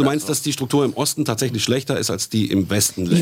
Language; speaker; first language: German; native; German